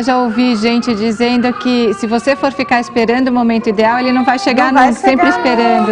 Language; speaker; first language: Portuguese; native; Portuguese